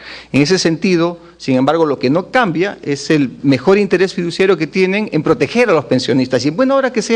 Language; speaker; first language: Spanish; native; Spanish